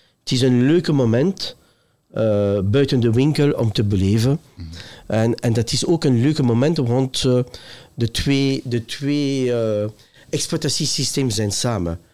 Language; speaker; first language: Dutch; non-native, local second language; French